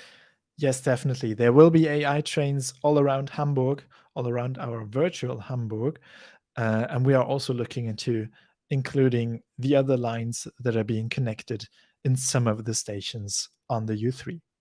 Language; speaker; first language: English; non-native, fluent; German